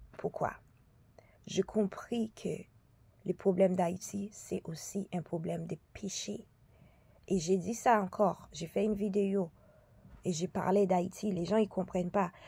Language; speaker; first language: French; early bilingual, other home language; Haitian Creole